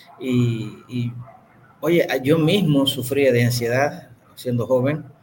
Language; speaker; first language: Spanish; native; Spanish